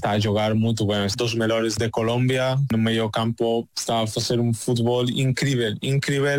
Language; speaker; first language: Portuguese; non-native, fluent; Spanish